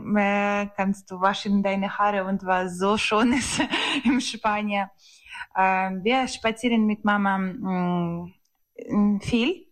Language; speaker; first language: German; non-native, learner; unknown